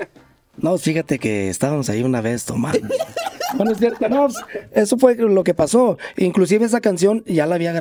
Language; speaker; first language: Spanish; native; Spanish